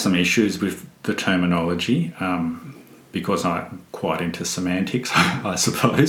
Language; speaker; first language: English; native; English